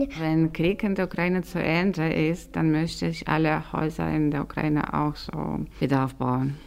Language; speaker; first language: German; early bilingual, other home language; Russian